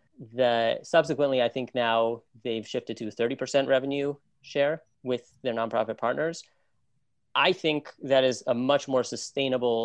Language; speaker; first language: English; native; English